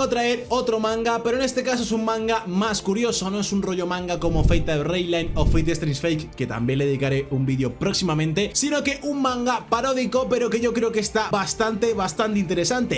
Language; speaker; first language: Spanish; native; Spanish